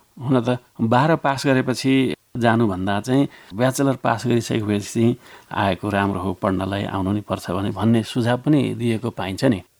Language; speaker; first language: Nepali; native; Nepali